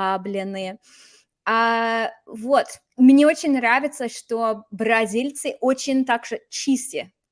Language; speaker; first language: Russian; non-native, fluent; English